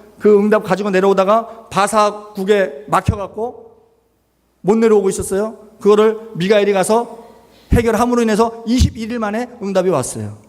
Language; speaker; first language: Korean; native; Korean